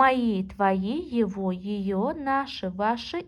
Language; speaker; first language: Russian; non-native, local second language; Azerbaijani